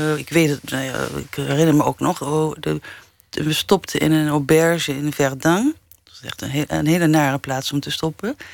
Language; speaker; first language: Dutch; early bilingual, other home language; English